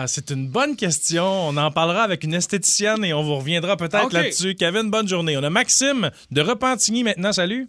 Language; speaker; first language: French; native; French